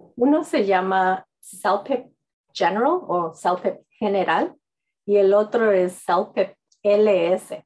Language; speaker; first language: Spanish; early bilingual, heritage; English